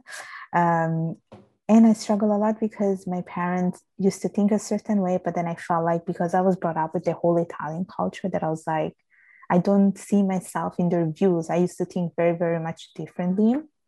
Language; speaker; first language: English; non-native, fluent; Italian